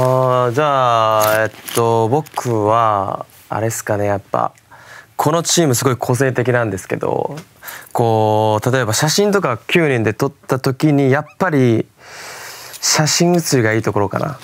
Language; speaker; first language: Japanese; native; Japanese